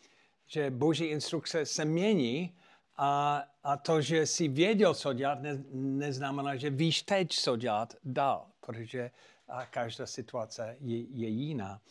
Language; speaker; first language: Czech; non-native, fluent; English